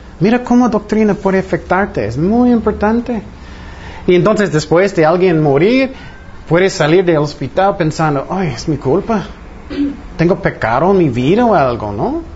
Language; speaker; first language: Spanish; non-native, fluent; English